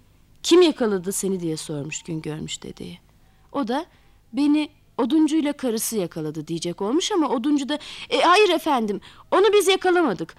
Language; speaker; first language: Turkish; native; Turkish